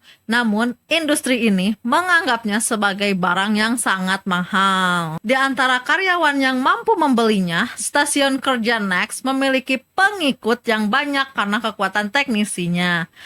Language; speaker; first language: Indonesian; native; Indonesian